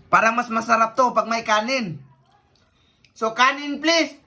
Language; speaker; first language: Filipino; non-native, local second language; Cebuano